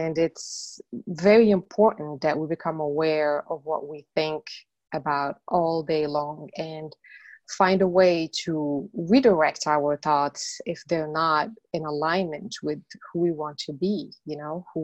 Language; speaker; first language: English; non-native, fluent; Arabic